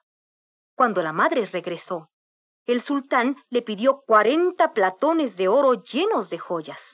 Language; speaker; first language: Spanish; native; Spanish